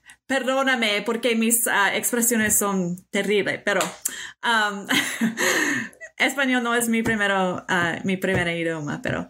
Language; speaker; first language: Spanish; non-native, fluent; English